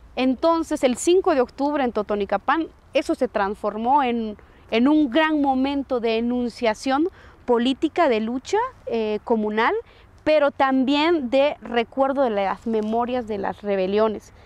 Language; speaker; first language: Spanish; native; Spanish